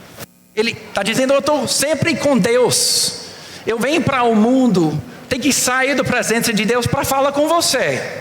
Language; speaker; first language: Portuguese; non-native, fluent; English